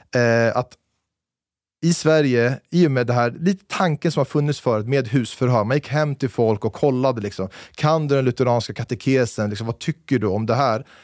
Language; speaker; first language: Swedish; native; Swedish